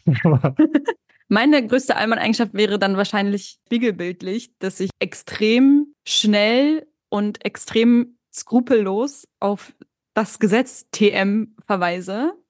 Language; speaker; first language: German; native; German